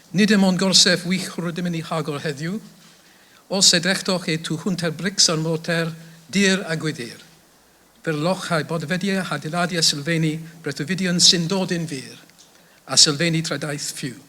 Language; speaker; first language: Welsh; non-native, learner; English